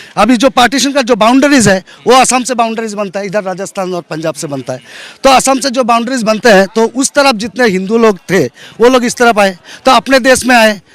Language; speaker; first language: Hindi; non-native, local second language; Bangla